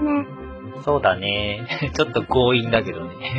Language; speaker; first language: Japanese; native; Japanese